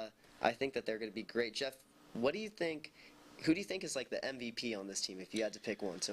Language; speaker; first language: English; native; English